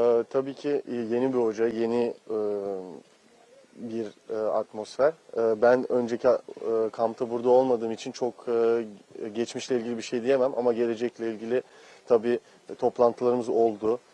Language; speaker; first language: Turkish; early bilingual, heritage; Turkish